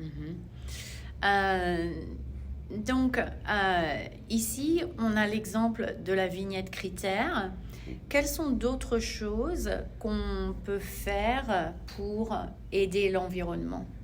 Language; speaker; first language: French; non-native, fluent; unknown